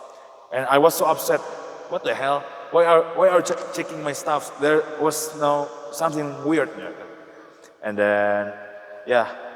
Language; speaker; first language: English; non-native, learner; Indonesian